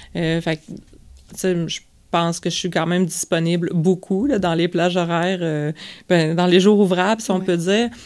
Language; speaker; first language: French; native; French